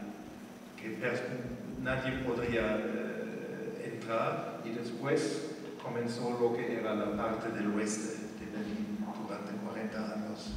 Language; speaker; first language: Spanish; non-native, fluent; German